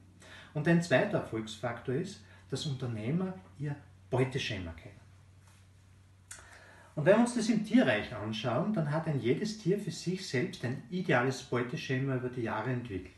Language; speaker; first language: German; native; German